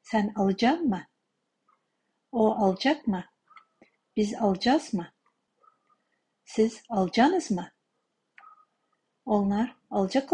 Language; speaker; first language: Turkish; non-native, fluent; Kazakh